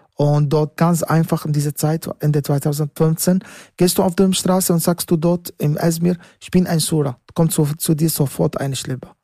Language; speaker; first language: German; non-native, learner; Arabic